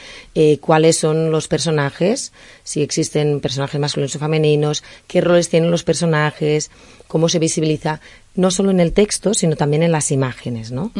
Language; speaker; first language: Spanish; native; Spanish